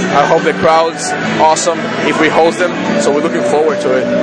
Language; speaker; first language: English; non-native, fluent; Spanish